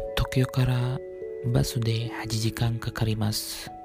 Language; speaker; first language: Japanese; non-native, fluent; Indonesian